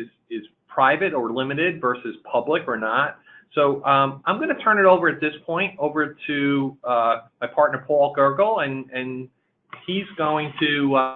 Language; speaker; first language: English; native; English